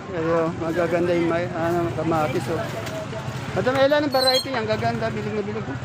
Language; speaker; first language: Filipino; native; Filipino